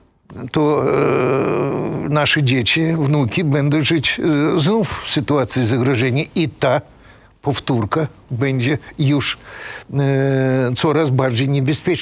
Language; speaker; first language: Polish; non-native, fluent; Russian